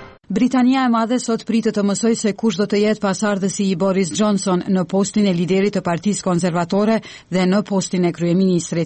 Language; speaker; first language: Albanian; native; Albanian